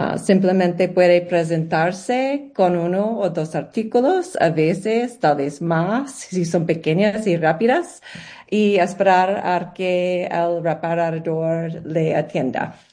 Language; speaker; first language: Spanish; non-native, learner; English